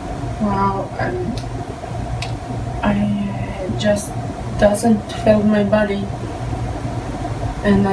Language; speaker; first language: English; non-native, learner; Hebrew